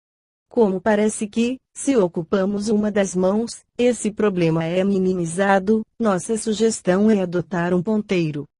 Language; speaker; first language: Portuguese; native; Portuguese